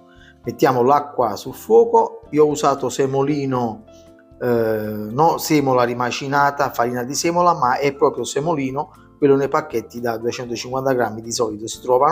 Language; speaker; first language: Italian; native; Italian